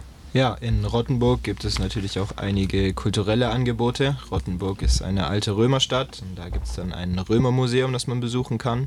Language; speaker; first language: German; native; German